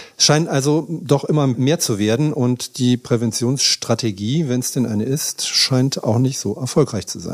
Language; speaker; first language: German; native; German